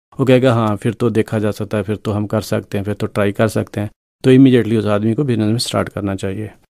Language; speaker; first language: Hindi; non-native, local second language; Punjabi